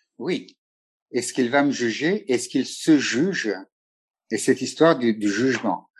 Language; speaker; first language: French; non-native, fluent; Italian